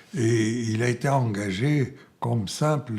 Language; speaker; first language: French; non-native, fluent; Bulgarian